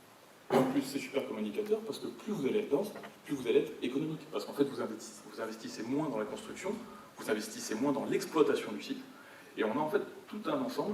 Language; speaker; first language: French; native; French